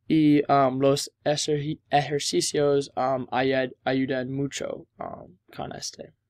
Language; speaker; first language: Spanish; non-native, learner; English